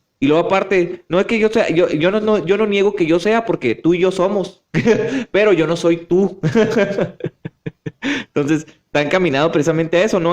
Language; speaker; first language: Spanish; native; Spanish